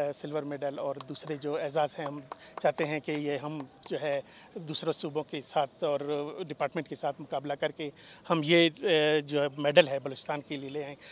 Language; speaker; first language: Urdu; non-native, local second language; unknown